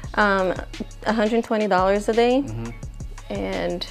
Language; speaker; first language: English; non-native, fluent; Portuguese